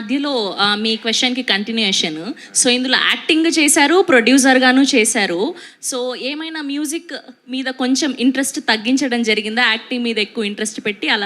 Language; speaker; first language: Telugu; native; Telugu